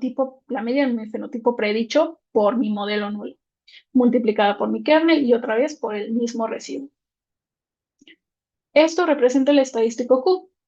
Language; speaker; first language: Spanish; native; Spanish